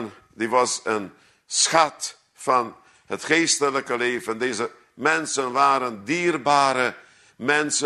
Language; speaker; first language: Dutch; non-native, fluent; Hungarian